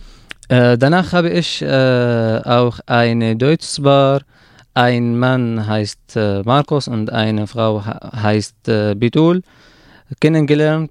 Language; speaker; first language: German; non-native, learner; Arabic